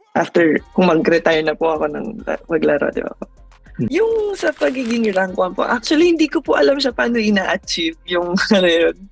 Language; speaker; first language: Filipino; native; Filipino